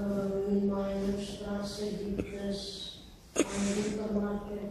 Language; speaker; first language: German; non-native, learner; Croatian